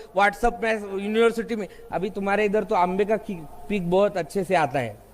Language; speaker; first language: Hindi; non-native, local second language; Marathi